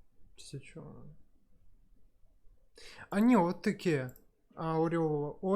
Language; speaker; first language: Korean; non-native, learner; Russian